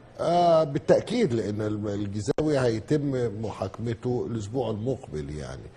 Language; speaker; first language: Arabic; native; Arabic